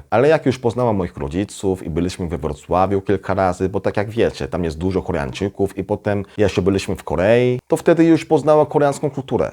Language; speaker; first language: Polish; non-native, fluent; Korean